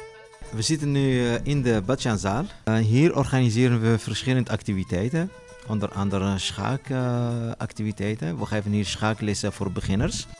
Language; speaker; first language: Dutch; non-native, local second language; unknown